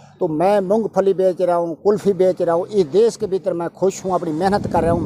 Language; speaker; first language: Urdu; non-native, local second language; Punjabi